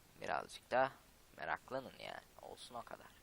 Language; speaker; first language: Turkish; native; Turkish